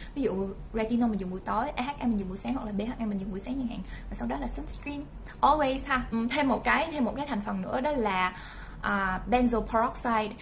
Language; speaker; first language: Vietnamese; early bilingual, heritage; Vietnamese